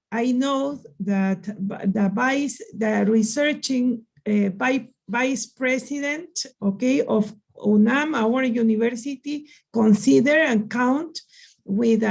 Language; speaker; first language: English; non-native, learner; Spanish